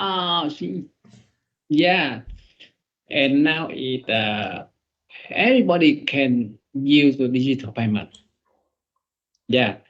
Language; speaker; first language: English; non-native, learner; Vietnamese